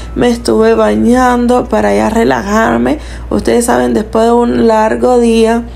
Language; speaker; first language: Spanish; native; Spanish